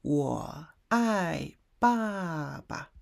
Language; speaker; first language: Chinese; non-native, fluent; Mongolian